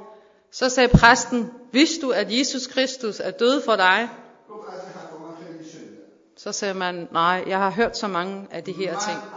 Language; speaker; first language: Danish; non-native, fluent; Persian